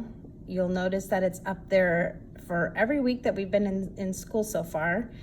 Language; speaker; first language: English; native; English